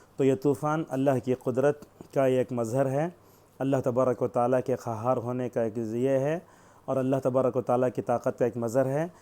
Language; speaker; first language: Urdu; native; Urdu